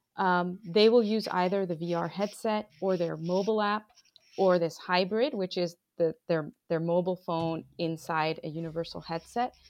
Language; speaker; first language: English; non-native, local second language; Bangla